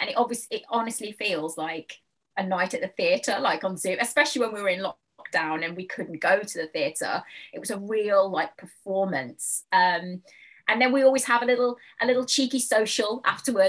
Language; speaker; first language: English; native; English